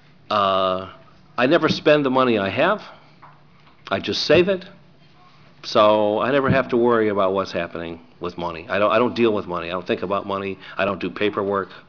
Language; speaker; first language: English; native; English